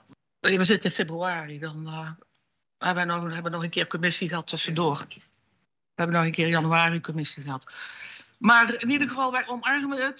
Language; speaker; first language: Dutch; native; Dutch